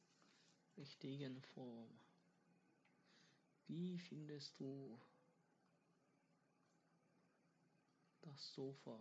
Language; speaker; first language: German; non-native, fluent; Turkish